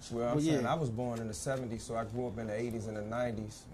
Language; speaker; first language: English; native; English